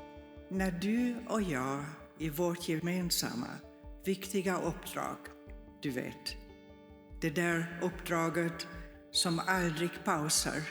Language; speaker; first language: Swedish; non-native, fluent; German